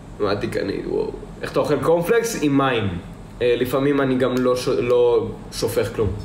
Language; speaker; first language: Hebrew; early bilingual, other home language; Russian